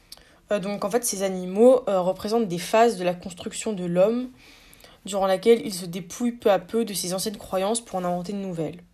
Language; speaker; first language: French; native; French